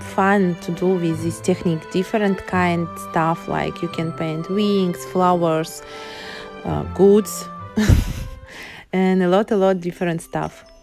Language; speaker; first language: English; non-native, learner; Ukrainian